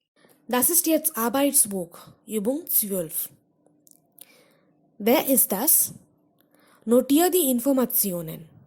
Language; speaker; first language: German; non-native, fluent; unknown